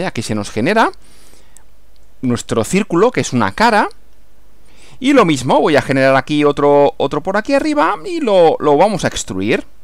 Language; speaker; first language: Spanish; native; Spanish